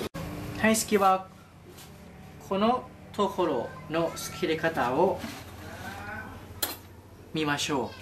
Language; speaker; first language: Japanese; non-native, learner; Thai